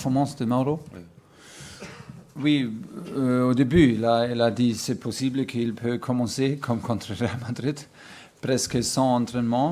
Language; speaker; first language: French; non-native, fluent; German